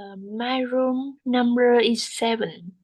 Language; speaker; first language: English; non-native, learner; Vietnamese